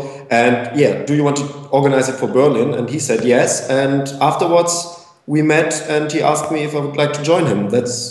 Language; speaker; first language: English; non-native, fluent; German